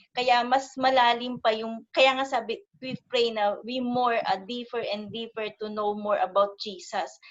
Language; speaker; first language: Filipino; native; Filipino